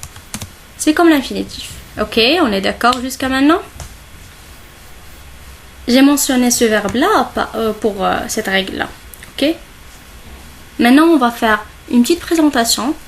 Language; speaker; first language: French; non-native, local second language; Arabic